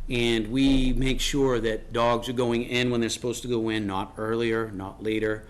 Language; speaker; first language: English; native; English